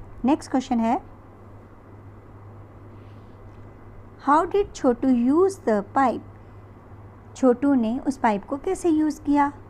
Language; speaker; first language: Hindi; native; Hindi